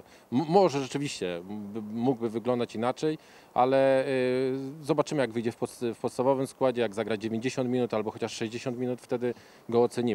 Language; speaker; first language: Polish; native; Polish